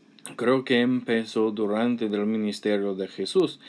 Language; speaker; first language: Spanish; non-native, fluent; English